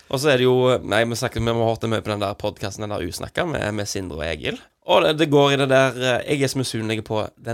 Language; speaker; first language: Norwegian; native; Norwegian